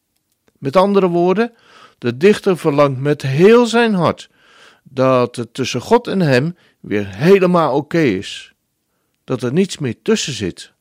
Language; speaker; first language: Dutch; native; Dutch